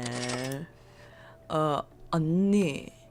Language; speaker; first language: Korean; non-native, learner; English